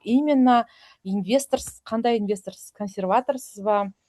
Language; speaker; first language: Russian; non-native, local second language; Kazakh